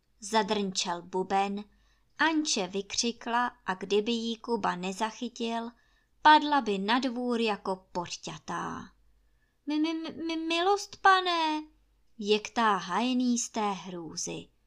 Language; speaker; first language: Czech; native; Czech